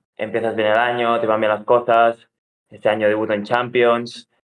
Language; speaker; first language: Spanish; native; Spanish